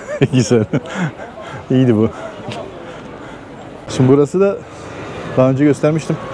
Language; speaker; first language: Turkish; native; Turkish